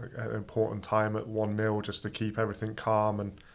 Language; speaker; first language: English; native; English